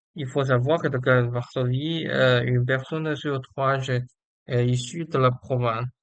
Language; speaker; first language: French; non-native, learner; Chinese